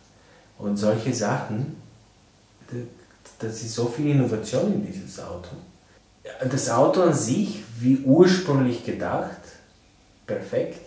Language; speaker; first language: German; non-native, fluent; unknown